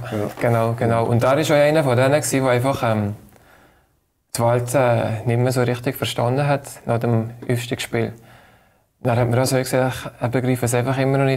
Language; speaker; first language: German; native; German